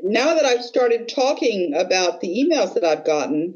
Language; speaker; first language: English; native; English